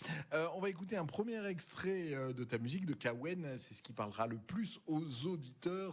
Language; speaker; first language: French; native; French